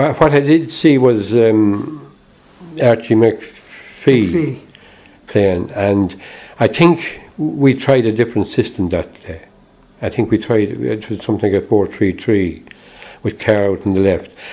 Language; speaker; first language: English; native; English